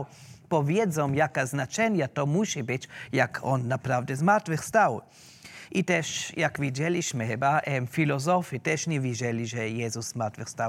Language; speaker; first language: Polish; non-native, learner; German